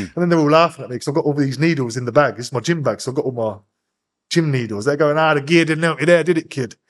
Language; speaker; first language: English; native; English